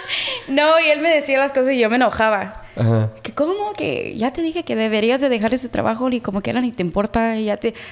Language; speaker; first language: Spanish; early bilingual, heritage; Spanish